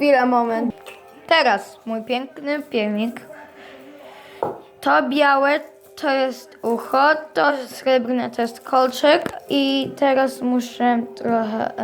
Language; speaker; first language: Polish; early bilingual, heritage; Polish